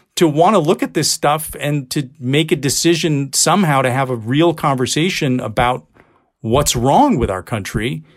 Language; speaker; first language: English; native; English